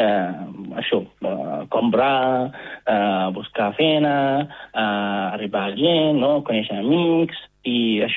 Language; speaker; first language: Catalan; non-native, fluent; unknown